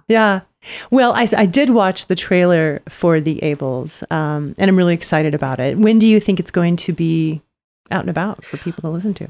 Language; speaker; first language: English; native; English